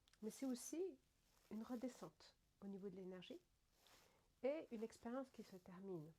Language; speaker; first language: French; native; French